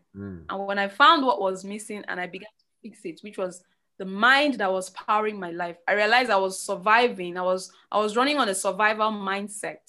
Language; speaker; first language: English; non-native, local second language; Igbo